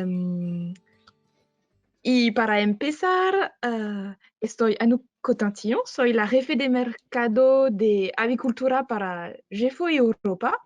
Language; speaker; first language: Spanish; non-native, fluent; French